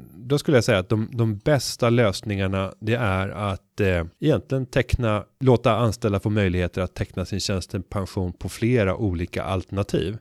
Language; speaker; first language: Swedish; native; Swedish